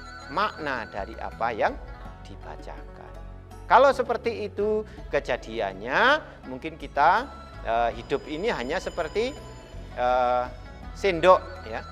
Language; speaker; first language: Indonesian; native; Indonesian